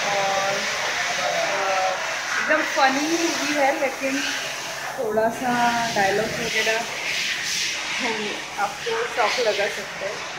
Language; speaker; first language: Hindi; non-native, local second language; Marathi